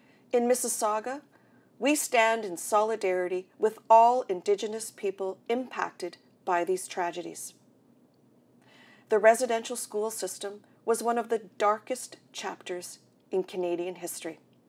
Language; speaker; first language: English; native; English